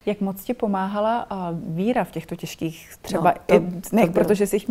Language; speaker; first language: Czech; native; Czech